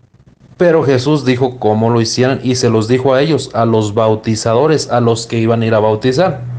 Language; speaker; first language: Spanish; native; Spanish